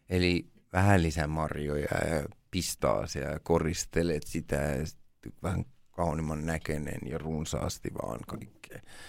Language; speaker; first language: Finnish; early bilingual, other home language; Persian